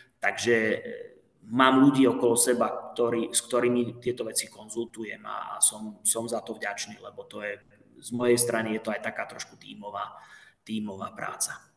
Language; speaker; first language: Slovak; non-native, fluent; Finnish